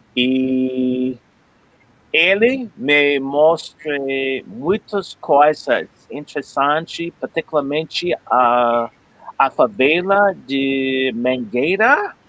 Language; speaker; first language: Portuguese; non-native, learner; English